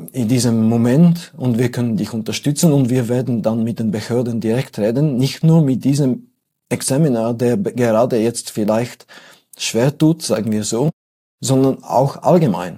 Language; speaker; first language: German; non-native, fluent; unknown